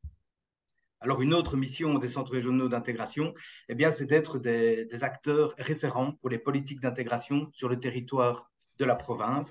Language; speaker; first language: French; native; French